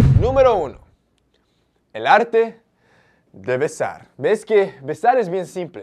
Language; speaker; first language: Spanish; early bilingual, heritage; Spanish